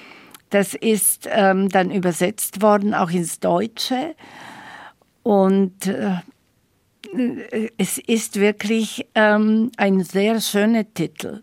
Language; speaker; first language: German; non-native, fluent; Slovak